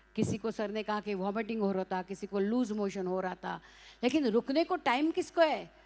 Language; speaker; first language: Hindi; non-native, local second language; Marathi